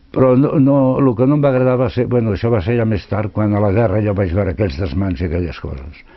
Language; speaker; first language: Catalan; non-native, local second language; Spanish